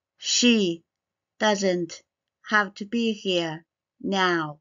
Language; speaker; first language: English; non-native, fluent; Chinese